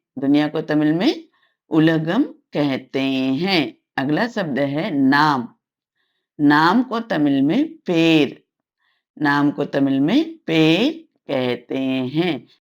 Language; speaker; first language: Hindi; non-native, local second language; Tamil